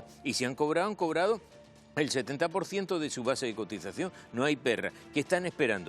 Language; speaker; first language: Spanish; native; Spanish